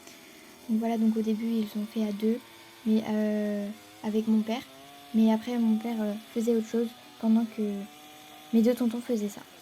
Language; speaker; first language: French; native; French